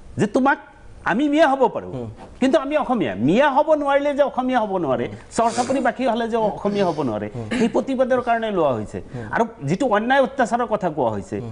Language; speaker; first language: Assamese; non-native, local second language; Bangla